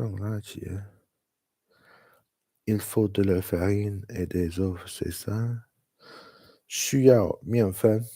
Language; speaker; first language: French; non-native, learner; English